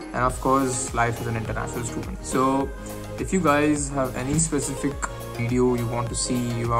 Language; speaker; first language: English; non-native, local second language; Marathi